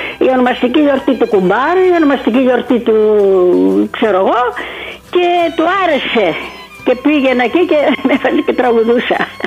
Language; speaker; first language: Greek; native; Greek